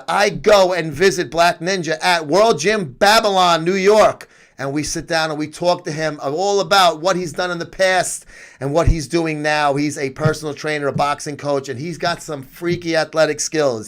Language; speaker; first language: English; native; English